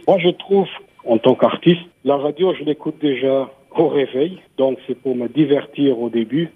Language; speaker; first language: French; native; French